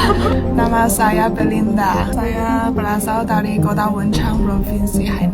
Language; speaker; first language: Indonesian; non-native, learner; Chinese